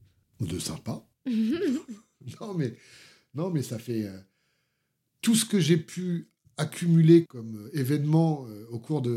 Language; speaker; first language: French; native; French